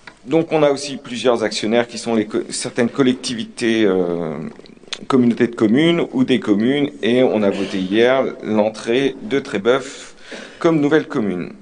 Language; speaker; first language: French; native; French